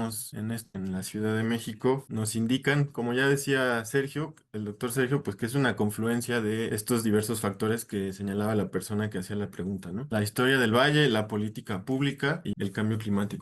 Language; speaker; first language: Spanish; native; Spanish